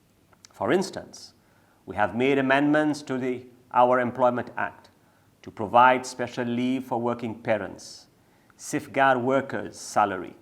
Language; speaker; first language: English; non-native, local second language; Seselwa Creole French